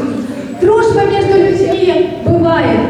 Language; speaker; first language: Russian; native; Russian